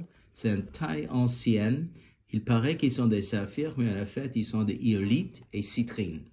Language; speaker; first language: French; non-native, fluent; English